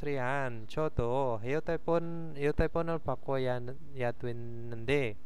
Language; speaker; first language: Korean; non-native, fluent; Indonesian